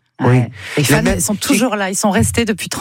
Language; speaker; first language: French; native; French